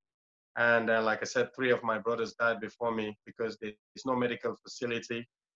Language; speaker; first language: English; non-native, local second language; Krio